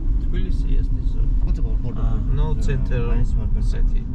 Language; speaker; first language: English; non-native, learner; Georgian